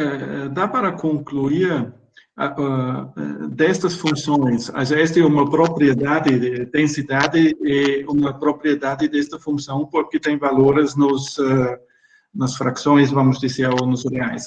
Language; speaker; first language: Portuguese; non-native, fluent; German